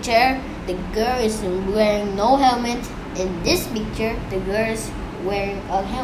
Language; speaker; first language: English; non-native, learner; Vietnamese